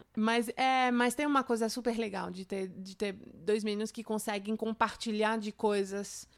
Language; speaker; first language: Portuguese; non-native, fluent; French